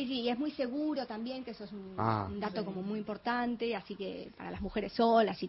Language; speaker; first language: Spanish; native; Spanish